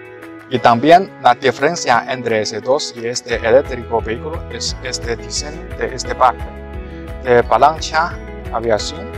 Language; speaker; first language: Spanish; non-native, learner; Chinese